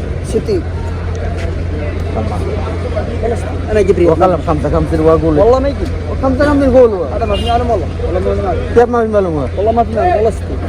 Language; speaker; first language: Arabic; non-native, learner; Bangla